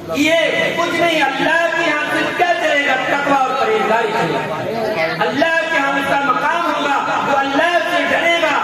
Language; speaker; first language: Urdu; native; Urdu